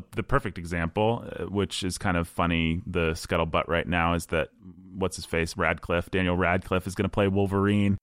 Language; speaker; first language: English; native; English